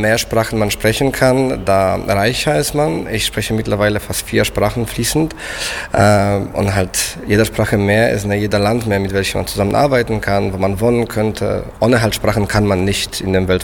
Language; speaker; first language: German; non-native, fluent; Polish